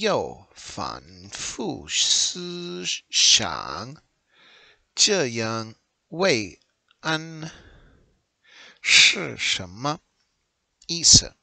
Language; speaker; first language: Chinese; non-native, learner; English